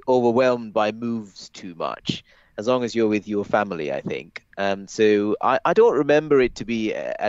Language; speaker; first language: English; native; English